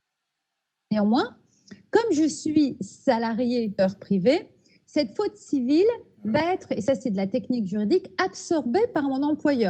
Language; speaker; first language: French; native; French